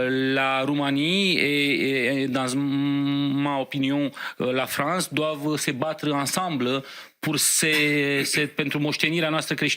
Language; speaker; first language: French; non-native, fluent; Romanian